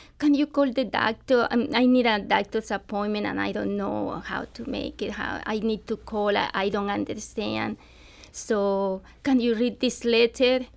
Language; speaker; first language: English; non-native, fluent; Spanish